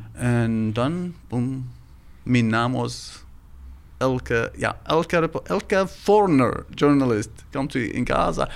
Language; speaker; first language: Dutch; non-native, learner; Arabic